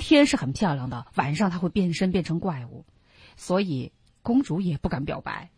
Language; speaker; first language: Chinese; native; Chinese